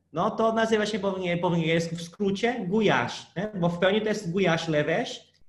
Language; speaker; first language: Polish; non-native, fluent; Portuguese